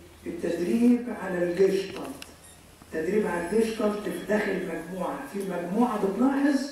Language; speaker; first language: Arabic; native; Arabic